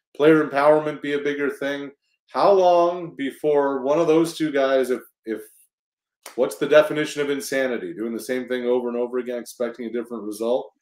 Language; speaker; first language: English; native; English